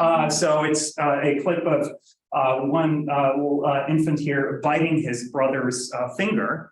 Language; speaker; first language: English; non-native, fluent; Norwegian